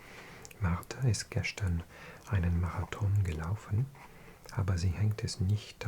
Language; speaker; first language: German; non-native, learner; English